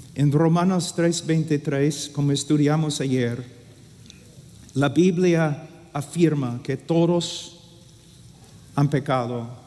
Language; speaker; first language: Spanish; non-native, fluent; English